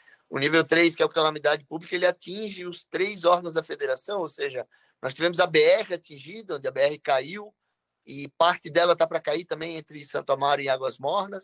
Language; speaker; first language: Portuguese; native; Portuguese